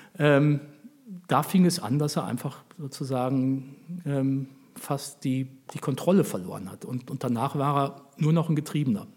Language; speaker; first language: German; native; German